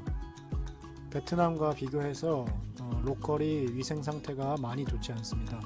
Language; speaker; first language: Korean; native; Korean